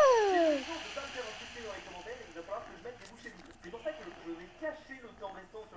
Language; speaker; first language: French; native; French